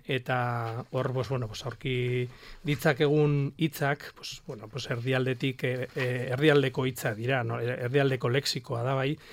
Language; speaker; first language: Basque; non-native, local second language; Spanish